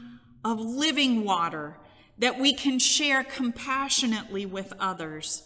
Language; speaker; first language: English; native; English